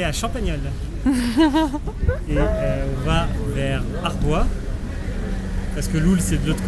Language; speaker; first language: French; native; French